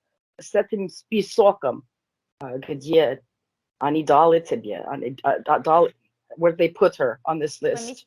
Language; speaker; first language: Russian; non-native, learner; English